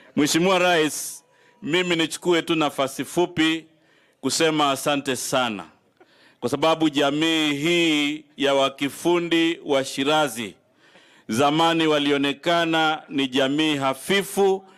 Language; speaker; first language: Swahili; native; Swahili